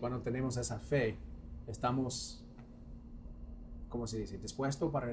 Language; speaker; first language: Spanish; non-native, fluent; English